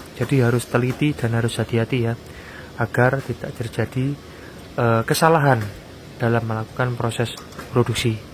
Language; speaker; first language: Indonesian; native; Indonesian